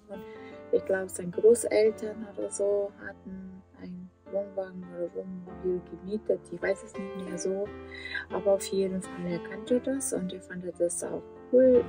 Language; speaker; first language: German; non-native, fluent; Portuguese